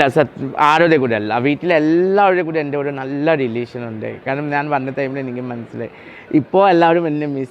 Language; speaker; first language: Malayalam; non-native, fluent; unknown